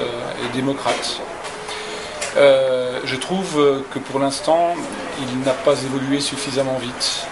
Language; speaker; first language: French; native; French